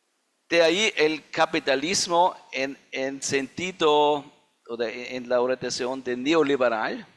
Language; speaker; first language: Spanish; non-native, fluent; German